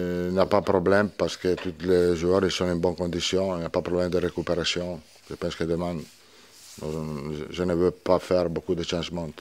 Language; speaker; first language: French; non-native, learner; Italian